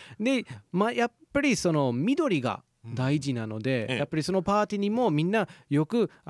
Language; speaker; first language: Japanese; non-native, fluent; English